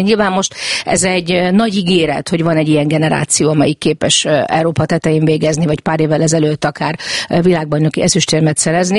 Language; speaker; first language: Hungarian; native; Hungarian